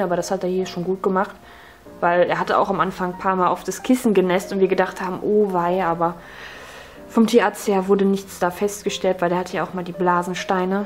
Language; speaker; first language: German; native; German